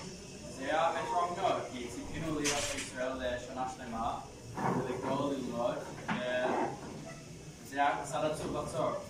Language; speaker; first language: Hebrew; non-native, fluent; English